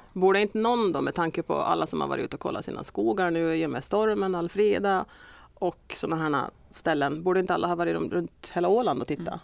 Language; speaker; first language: Swedish; native; Swedish